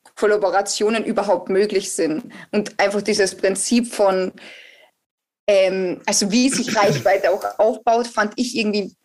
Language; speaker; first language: German; native; German